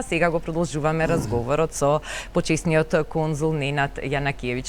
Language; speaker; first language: Macedonian; native; Macedonian